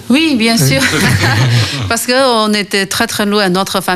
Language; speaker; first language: French; non-native, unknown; Chinese